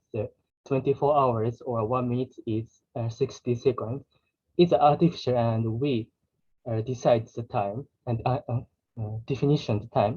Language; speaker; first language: English; non-native, learner; Japanese